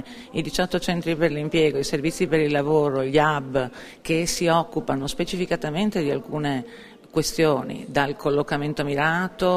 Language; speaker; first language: Italian; native; Italian